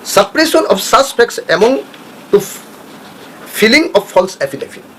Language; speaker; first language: English; non-native, local second language; Assamese